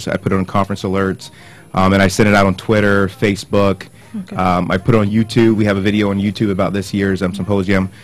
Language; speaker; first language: English; native; English